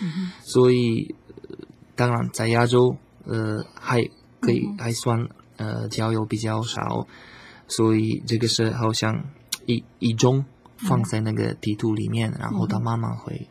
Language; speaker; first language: Chinese; non-native, learner; Slovak